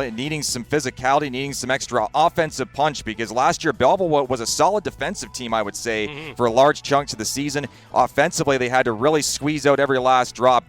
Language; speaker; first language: English; native; English